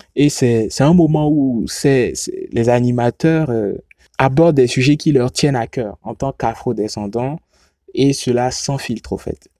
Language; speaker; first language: French; non-native, local second language; Yoruba